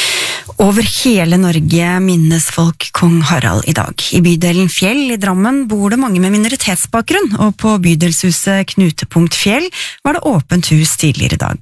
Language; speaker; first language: Norwegian; native; Norwegian